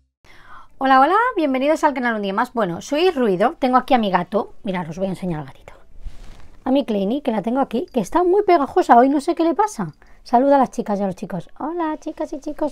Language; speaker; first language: Spanish; native; Spanish